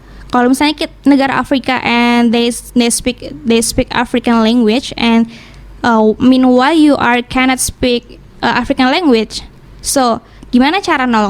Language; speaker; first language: English; non-native, learner; Indonesian